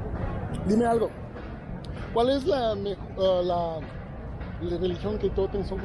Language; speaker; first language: Spanish; non-native, learner; English